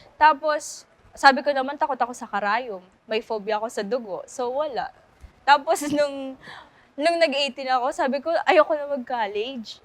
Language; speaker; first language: Filipino; non-native, local second language; Waray